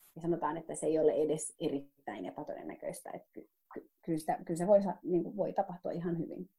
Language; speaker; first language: Finnish; early bilingual, other home language; Somali